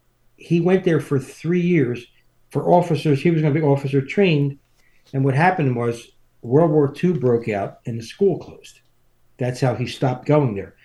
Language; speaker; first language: English; native; English